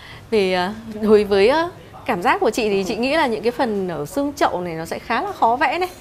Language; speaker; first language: Vietnamese; native; Vietnamese